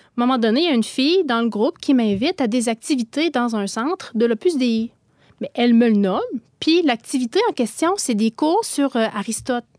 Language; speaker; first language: French; native; French